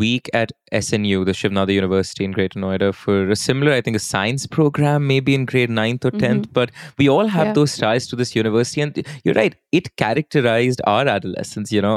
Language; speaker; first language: English; non-native, local second language; Hindi